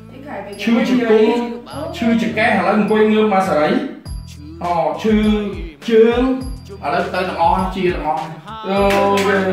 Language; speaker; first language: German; non-native, learner; Khmer